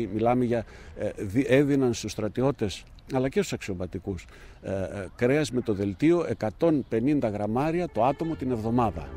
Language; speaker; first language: Greek; native; Greek